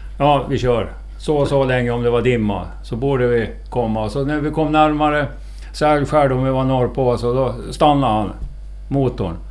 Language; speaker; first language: Swedish; native; Swedish